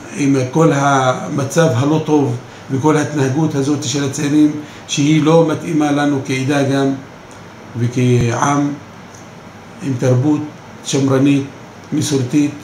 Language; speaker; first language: Hebrew; non-native, local second language; Arabic